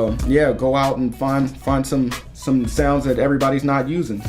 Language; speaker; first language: English; native; English